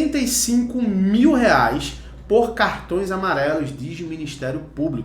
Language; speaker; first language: Portuguese; native; Portuguese